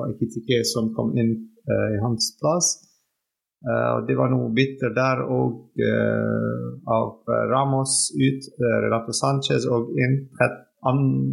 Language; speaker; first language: Norwegian; non-native, fluent; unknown